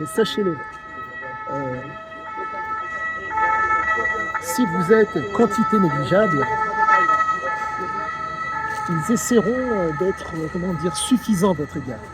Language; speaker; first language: French; native; French